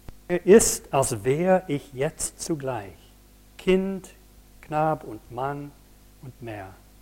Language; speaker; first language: German; non-native, fluent; English